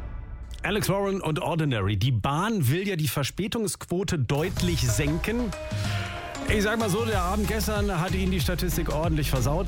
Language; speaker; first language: German; native; German